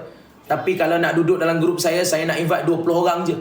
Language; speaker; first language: Malay; native; Malay